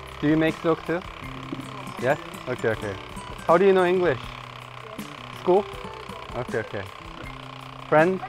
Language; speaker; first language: English; non-native, learner; Korean